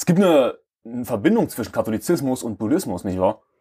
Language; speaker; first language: German; non-native, fluent; English